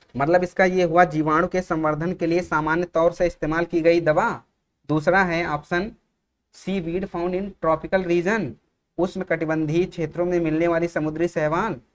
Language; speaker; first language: Hindi; native; Hindi